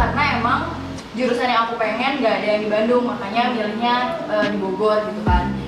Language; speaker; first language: Indonesian; native; Indonesian